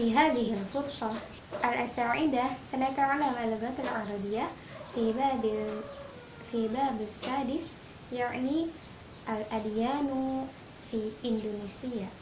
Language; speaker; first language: Arabic; non-native, learner; Indonesian